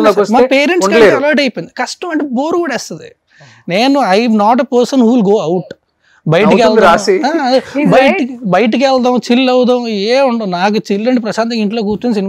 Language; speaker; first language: Telugu; native; Telugu